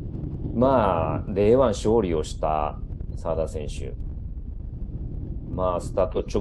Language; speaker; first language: Japanese; native; Japanese